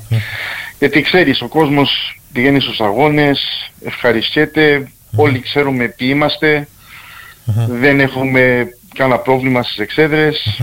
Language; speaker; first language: Greek; early bilingual, heritage; Greek